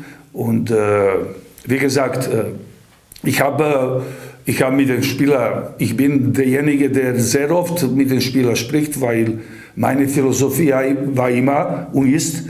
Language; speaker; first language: German; non-native, fluent; Serbian